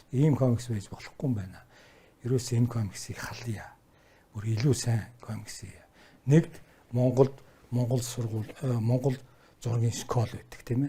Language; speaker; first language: Mongolian; native; Mongolian